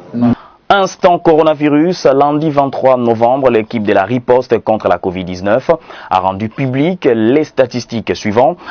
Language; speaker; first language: French; native; French